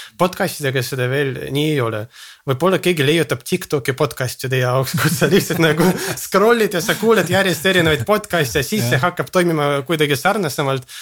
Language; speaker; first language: Estonian; non-native, local second language; Russian